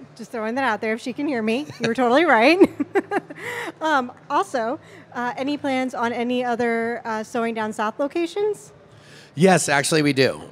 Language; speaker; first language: English; native; English